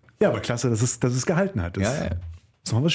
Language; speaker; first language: German; native; German